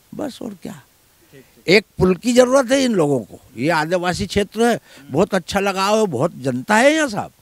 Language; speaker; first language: Hindi; native; Hindi